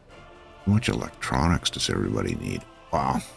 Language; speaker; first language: English; native; English